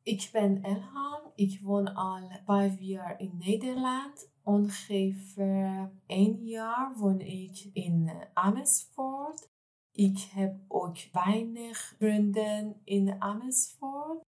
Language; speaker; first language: Dutch; non-native, learner; Persian